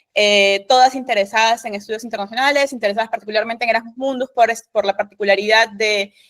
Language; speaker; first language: Spanish; native; Spanish